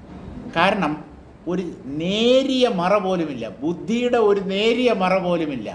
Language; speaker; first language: Malayalam; native; Malayalam